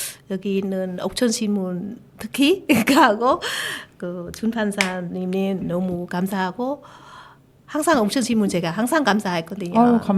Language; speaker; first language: Korean; non-native, learner; Vietnamese